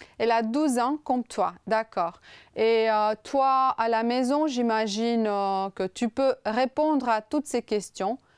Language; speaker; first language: French; non-native, fluent; Romanian